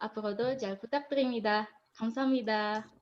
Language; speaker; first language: Korean; non-native, learner; Indonesian